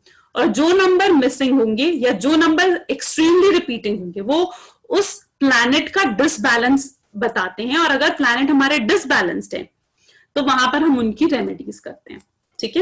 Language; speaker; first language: Hindi; native; Hindi